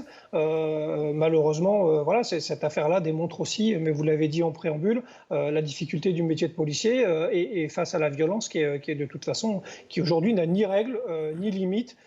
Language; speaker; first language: French; native; French